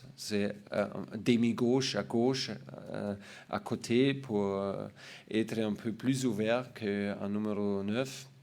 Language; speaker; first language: French; non-native, learner; German